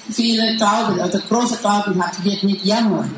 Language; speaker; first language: German; non-native, learner; Thai